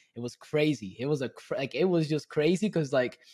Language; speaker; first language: English; early bilingual, other home language; Spanish